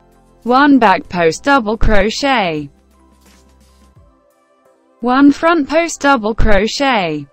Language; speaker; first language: English; non-native, learner; Spanish